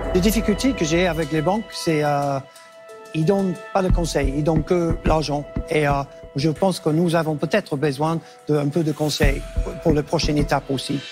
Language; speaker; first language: French; non-native, fluent; English